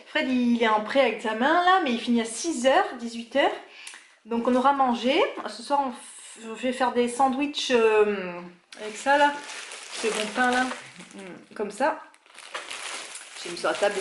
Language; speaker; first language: French; native; French